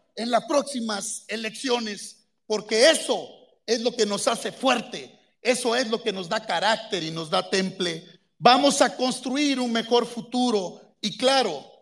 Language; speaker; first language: Spanish; native; Spanish